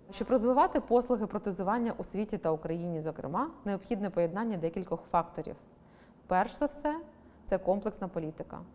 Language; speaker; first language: Ukrainian; native; Ukrainian